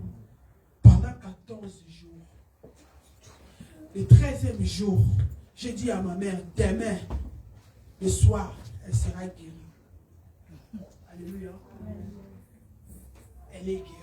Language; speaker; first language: French; non-native, local second language; Lingala